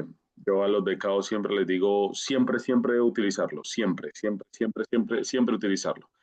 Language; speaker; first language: Spanish; native; Spanish